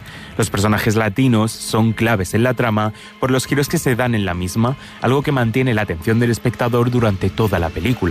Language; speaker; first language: Spanish; native; Spanish